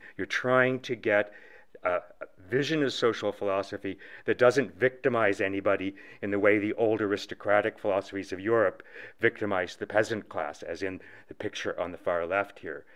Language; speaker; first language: English; native; English